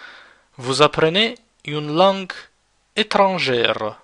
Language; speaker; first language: French; non-native, fluent; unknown